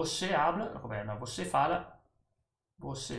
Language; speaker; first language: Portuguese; non-native, learner; Italian